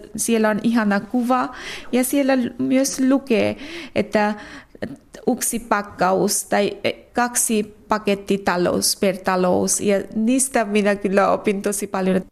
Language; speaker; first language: Finnish; non-native, fluent; Bangla